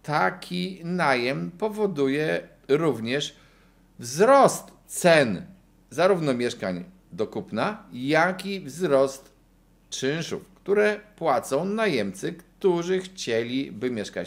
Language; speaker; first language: Polish; native; Polish